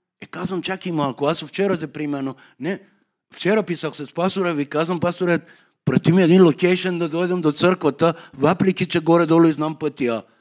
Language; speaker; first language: Bulgarian; non-native, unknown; Persian